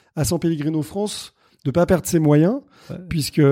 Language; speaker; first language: French; native; French